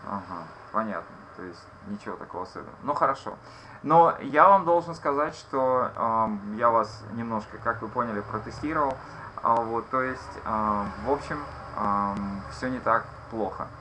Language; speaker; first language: Russian; native; Russian